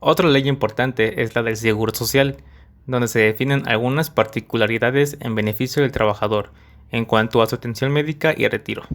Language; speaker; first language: Spanish; native; Spanish